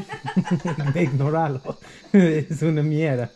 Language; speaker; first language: Spanish; non-native, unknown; English